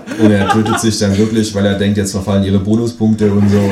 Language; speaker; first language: German; native; German